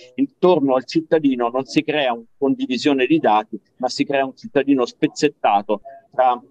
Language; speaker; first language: Italian; native; Italian